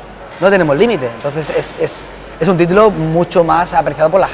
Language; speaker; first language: Spanish; native; Spanish